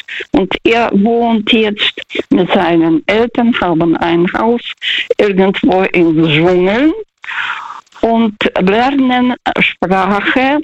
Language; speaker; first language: German; non-native, fluent; Russian